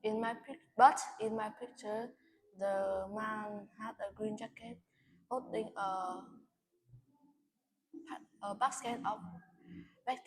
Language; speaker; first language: English; non-native, learner; Vietnamese